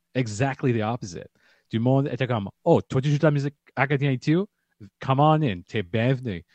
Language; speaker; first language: French; early bilingual, heritage; French